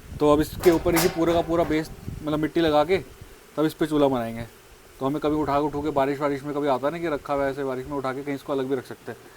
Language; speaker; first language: Hindi; native; Hindi